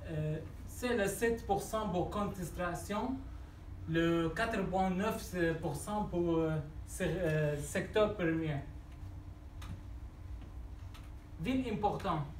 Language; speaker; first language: French; non-native, learner; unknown